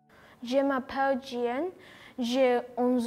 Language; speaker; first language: French; non-native, learner; Chinese